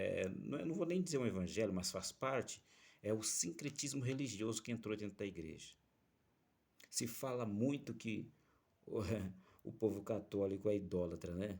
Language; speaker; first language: Portuguese; native; Portuguese